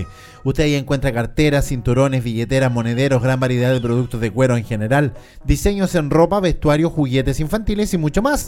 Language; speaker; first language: Spanish; native; Spanish